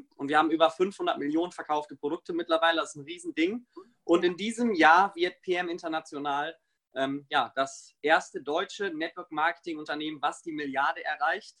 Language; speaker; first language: German; native; German